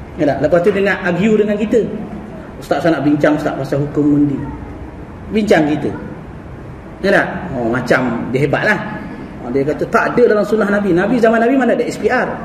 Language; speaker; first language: Malay; native; Malay